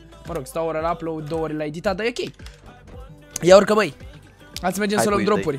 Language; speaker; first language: Romanian; native; Romanian